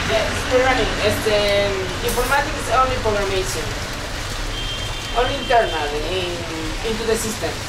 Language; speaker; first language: English; non-native, learner; Spanish